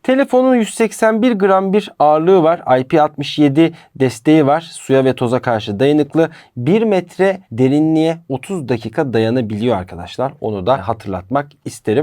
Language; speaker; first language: Turkish; native; Turkish